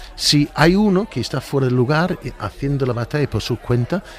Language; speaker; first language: Spanish; non-native, fluent; English